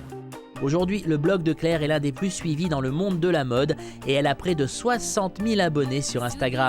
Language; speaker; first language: French; native; French